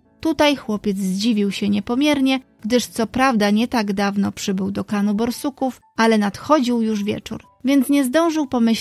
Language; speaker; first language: Polish; native; Polish